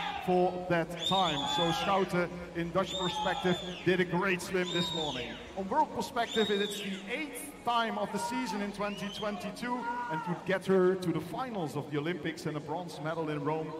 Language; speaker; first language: English; non-native, fluent; Dutch